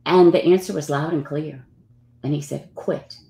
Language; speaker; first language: English; native; English